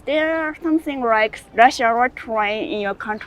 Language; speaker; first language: English; non-native, learner; Japanese